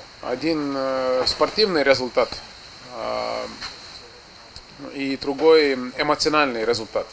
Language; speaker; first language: Russian; non-native, fluent; Estonian